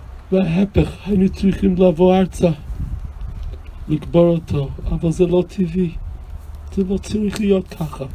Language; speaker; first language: Hebrew; non-native, fluent; English